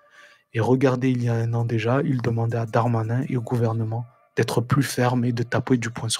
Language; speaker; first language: French; native; French